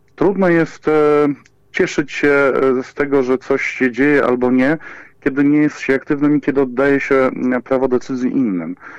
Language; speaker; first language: Polish; native; Polish